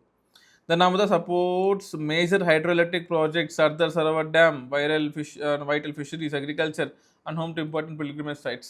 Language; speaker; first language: English; non-native, local second language; Telugu